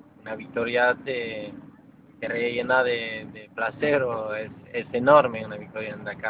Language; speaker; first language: Spanish; non-native, fluent; French